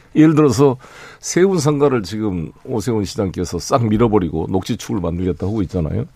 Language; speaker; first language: Korean; native; Korean